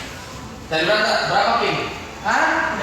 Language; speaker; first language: Indonesian; native; Indonesian